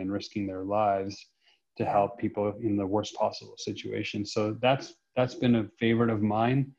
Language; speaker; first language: English; native; English